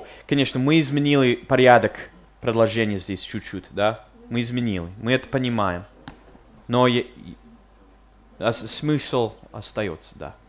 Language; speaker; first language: Russian; non-native, fluent; English